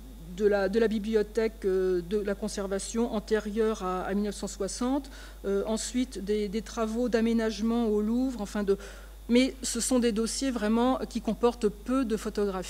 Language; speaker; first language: French; native; French